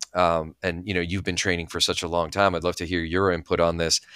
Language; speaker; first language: English; early bilingual, other home language; Bulgarian